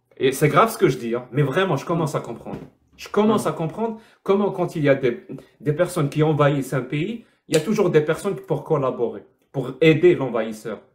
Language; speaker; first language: French; non-native, local second language; Arabic